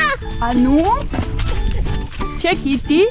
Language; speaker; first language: Italian; non-native, learner; Russian